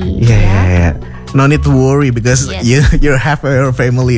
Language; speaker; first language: English; non-native, learner; Indonesian